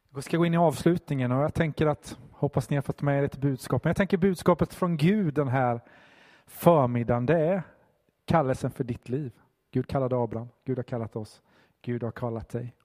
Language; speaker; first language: Swedish; native; Swedish